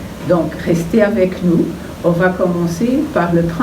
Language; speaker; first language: French; non-native, fluent; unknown